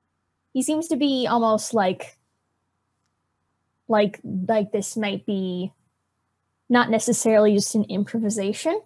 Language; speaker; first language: English; native; English